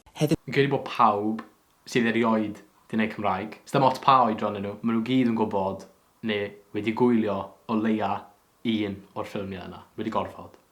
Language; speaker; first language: Welsh; native; Welsh